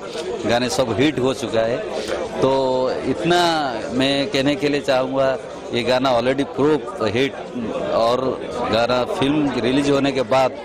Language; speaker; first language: Hindi; non-native, local second language; Odia